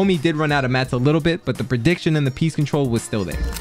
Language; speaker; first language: English; native; English